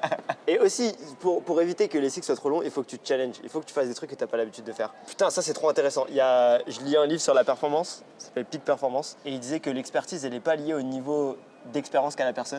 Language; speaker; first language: French; native; French